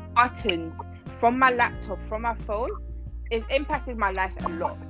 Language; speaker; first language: English; non-native, fluent; Persian